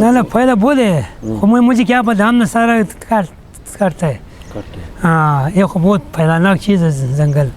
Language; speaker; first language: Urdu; non-native, local second language; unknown